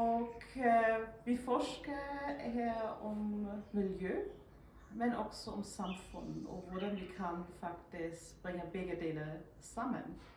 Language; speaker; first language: Norwegian; non-native, fluent; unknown